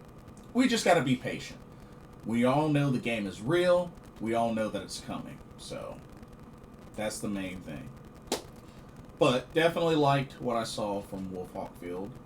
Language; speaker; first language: English; native; English